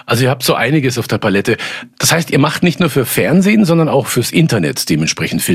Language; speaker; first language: German; native; German